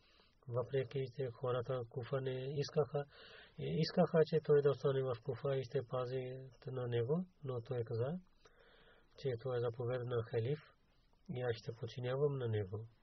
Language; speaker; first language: Bulgarian; non-native, learner; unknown